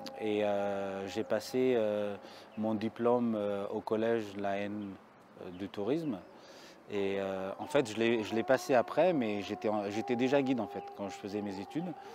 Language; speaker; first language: French; early bilingual, other home language; Amharic